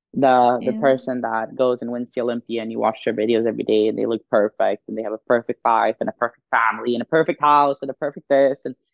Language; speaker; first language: English; non-native, fluent; Swedish